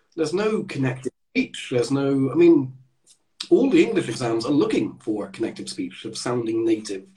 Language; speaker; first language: English; native; English